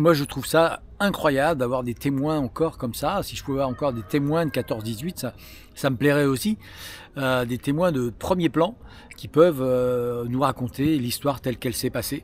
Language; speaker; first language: French; native; French